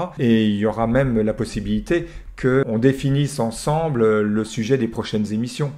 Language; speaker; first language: French; native; French